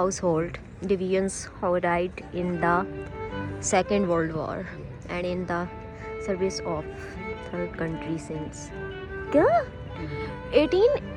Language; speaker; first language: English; non-native, learner; Urdu